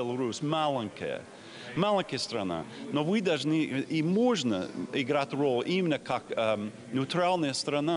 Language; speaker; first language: Russian; non-native, fluent; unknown